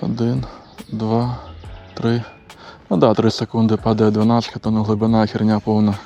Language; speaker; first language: Ukrainian; non-native, local second language; Russian